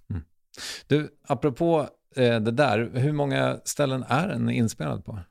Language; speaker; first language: Swedish; native; Swedish